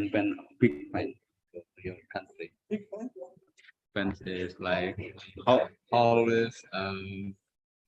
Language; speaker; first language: English; non-native, learner; Indonesian